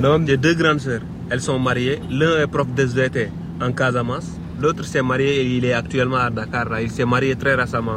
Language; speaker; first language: French; non-native, local second language; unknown